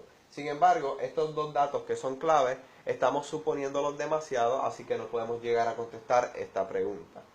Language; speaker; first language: Spanish; native; Spanish